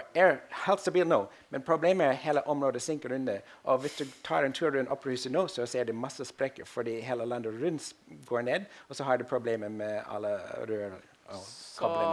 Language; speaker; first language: Norwegian; non-native, fluent; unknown